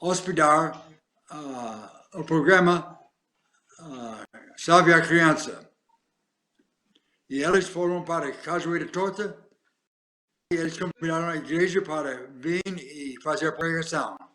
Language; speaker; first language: Portuguese; non-native, fluent; English